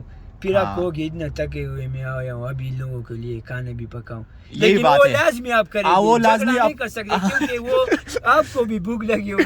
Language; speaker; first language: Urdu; non-native, local second language; Pashto